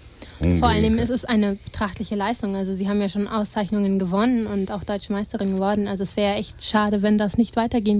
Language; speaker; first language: German; native; German